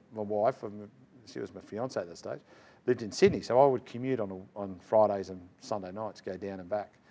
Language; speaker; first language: English; native; English